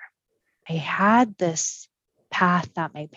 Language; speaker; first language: English; early bilingual, other home language; Japanese